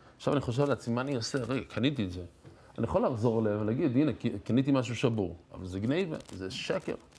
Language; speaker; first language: Hebrew; non-native, fluent; English